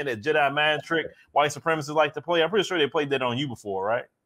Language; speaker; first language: English; native; English